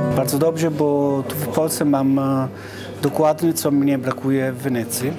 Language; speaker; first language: Polish; non-native, learner; Italian